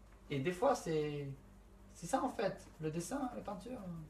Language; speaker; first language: French; non-native, fluent; English